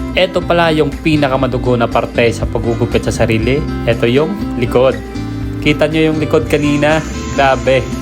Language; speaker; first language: Filipino; non-native, local second language; Hiligaynon